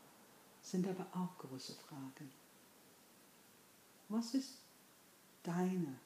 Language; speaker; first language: German; non-native, fluent; English